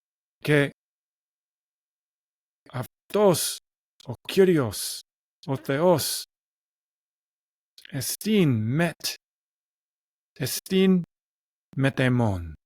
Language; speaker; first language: Greek; non-native, learner; English